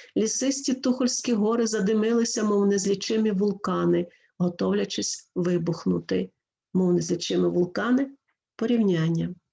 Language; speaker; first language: Ukrainian; native; Ukrainian